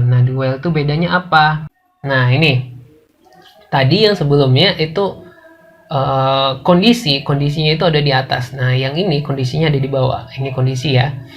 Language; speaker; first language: Indonesian; native; Indonesian